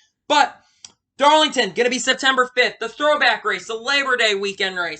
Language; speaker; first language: English; native; English